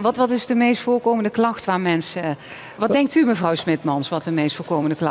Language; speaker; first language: Dutch; native; Dutch